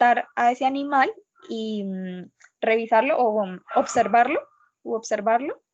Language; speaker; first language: Spanish; native; Spanish